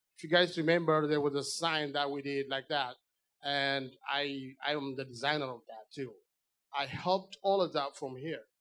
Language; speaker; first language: English; non-native, fluent; Amharic